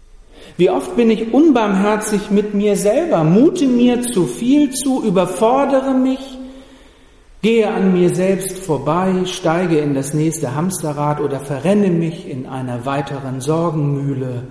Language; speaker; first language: German; native; German